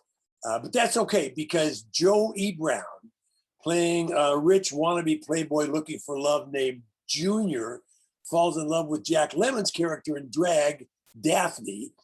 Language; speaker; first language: English; native; English